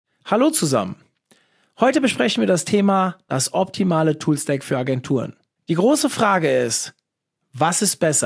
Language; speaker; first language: German; native; German